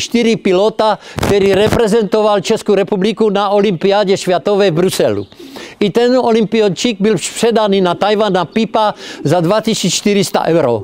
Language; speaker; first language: Polish; non-native, learner; Czech